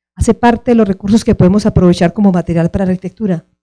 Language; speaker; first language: Spanish; native; Spanish